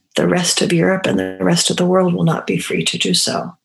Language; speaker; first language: English; early bilingual, other home language; Romany